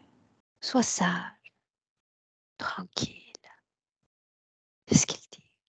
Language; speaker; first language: French; native; French